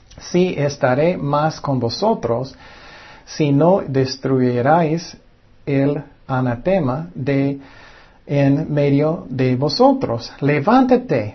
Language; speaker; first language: Spanish; non-native, fluent; English